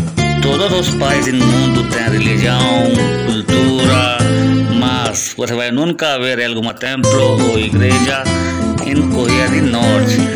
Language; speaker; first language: Portuguese; non-native, learner; Hindi